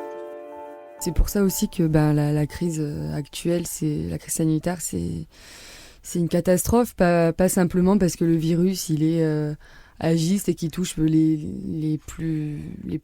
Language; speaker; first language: French; native; French